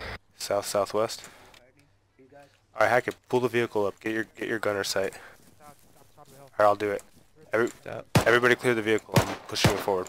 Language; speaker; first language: English; native; English